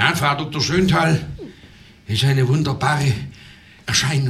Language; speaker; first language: German; native; German